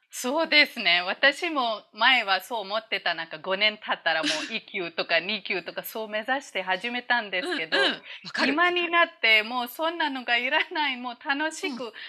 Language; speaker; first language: Japanese; non-native, fluent; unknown